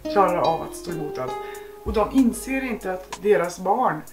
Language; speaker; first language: Swedish; native; Swedish